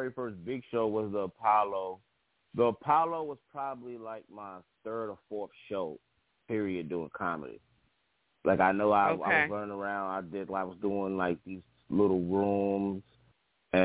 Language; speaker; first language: English; native; English